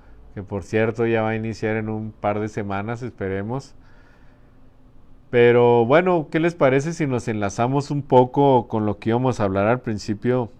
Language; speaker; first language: Spanish; native; Spanish